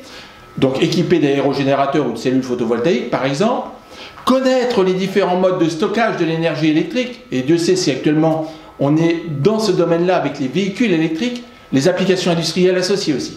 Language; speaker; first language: French; native; French